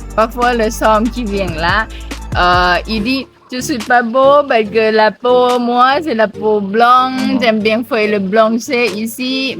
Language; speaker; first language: French; non-native, learner; Thai